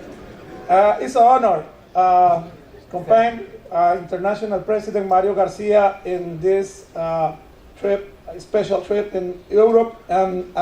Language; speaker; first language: English; non-native, learner; Spanish